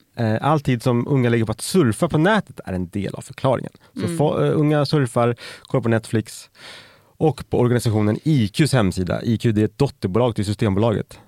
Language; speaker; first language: Swedish; native; Swedish